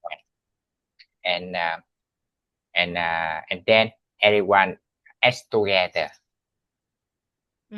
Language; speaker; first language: English; non-native, learner; Vietnamese